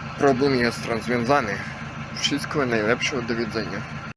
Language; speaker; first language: Polish; non-native, learner; Ukrainian